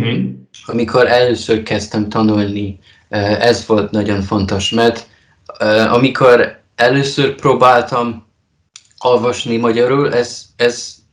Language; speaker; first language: Hungarian; non-native, learner; Polish